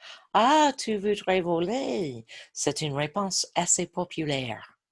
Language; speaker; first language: French; non-native, fluent; English